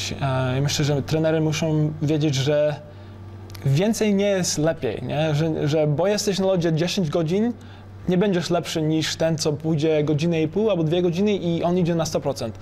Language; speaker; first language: Polish; early bilingual, heritage; English